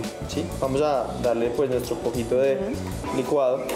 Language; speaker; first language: Spanish; native; Spanish